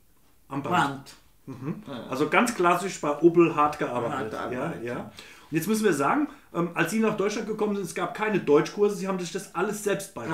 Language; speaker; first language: German; native; German